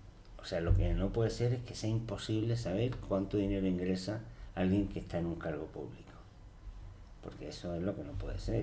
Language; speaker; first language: Spanish; native; Spanish